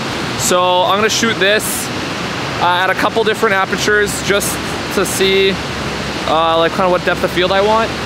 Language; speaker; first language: English; native; English